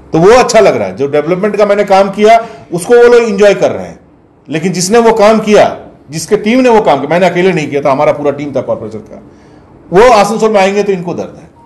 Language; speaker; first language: Hindi; native; Hindi